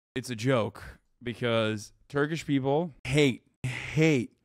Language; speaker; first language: English; early bilingual, other home language; Turkish